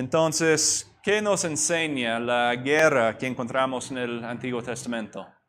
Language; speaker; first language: Spanish; non-native, fluent; English